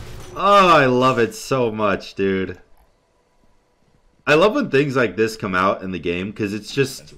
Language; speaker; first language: English; native; English